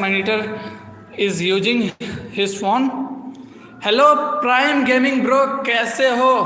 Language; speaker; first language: English; non-native, learner; Hindi